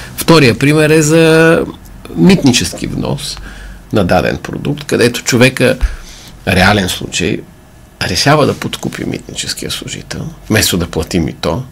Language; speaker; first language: Bulgarian; native; Bulgarian